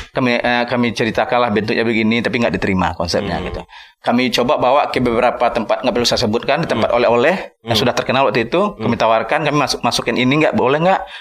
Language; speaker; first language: Indonesian; non-native, local second language; Minangkabau